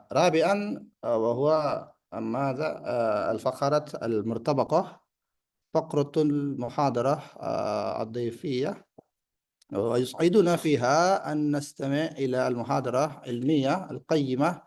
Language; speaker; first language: Arabic; non-native, fluent; Indonesian